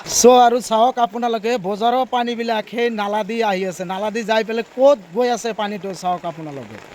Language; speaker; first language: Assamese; native; Assamese